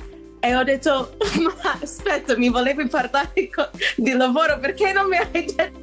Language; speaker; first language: Italian; non-native, fluent; English